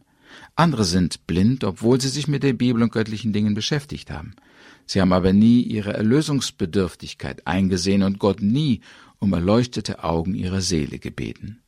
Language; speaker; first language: German; native; German